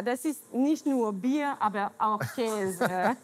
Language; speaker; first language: German; non-native, learner; French